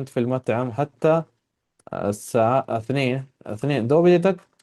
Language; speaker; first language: Arabic; non-native, fluent; Urdu